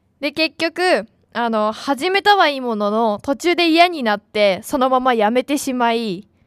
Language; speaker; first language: Japanese; native; Japanese